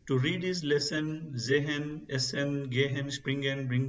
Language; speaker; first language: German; non-native, fluent; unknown